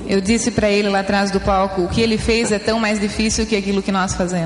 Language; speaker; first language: Portuguese; native; Portuguese